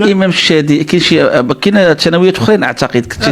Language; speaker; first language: Arabic; native; Arabic